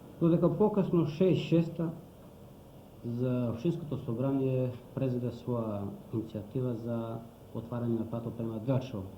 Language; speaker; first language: Macedonian; native; Macedonian